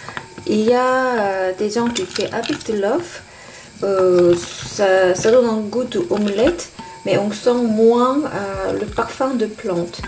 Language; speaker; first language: French; non-native, fluent; Korean